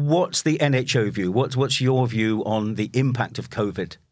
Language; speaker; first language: English; native; English